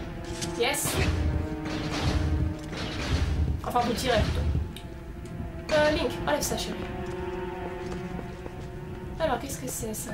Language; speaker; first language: French; native; French